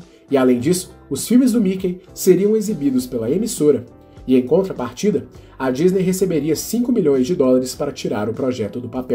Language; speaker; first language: Portuguese; native; Portuguese